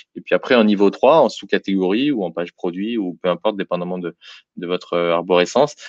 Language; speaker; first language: French; native; French